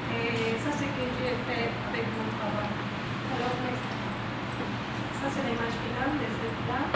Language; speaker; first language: French; non-native, fluent; Spanish